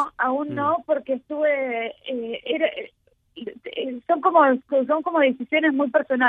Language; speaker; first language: Spanish; native; Spanish